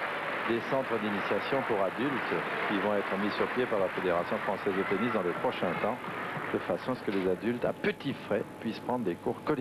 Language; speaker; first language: French; native; French